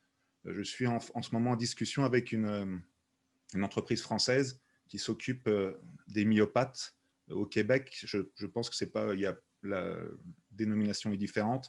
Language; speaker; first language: French; native; French